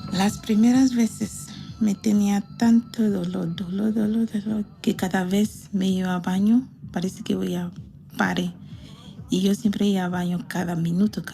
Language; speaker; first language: Spanish; non-native, learner; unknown